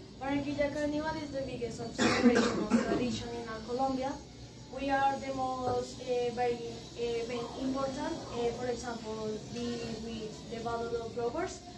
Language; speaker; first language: English; non-native, learner; Spanish